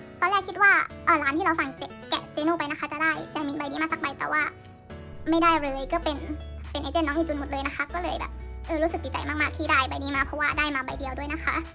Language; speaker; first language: Thai; native; Thai